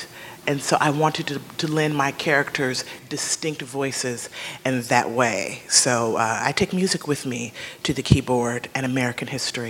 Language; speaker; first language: English; native; English